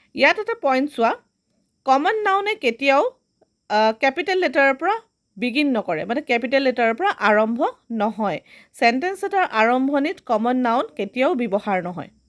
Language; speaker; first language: Assamese; native; Assamese